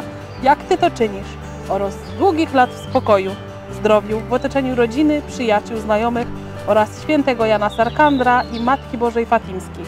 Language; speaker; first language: Polish; native; Polish